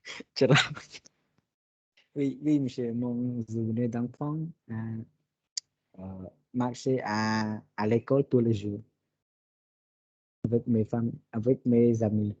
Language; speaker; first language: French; non-native, learner; Khmer